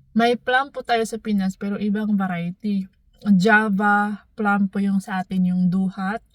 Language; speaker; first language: Filipino; non-native, local second language; Cebuano